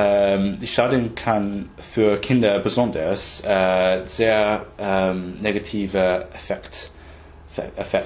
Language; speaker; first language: German; non-native, learner; English